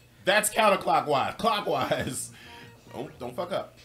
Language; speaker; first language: English; native; English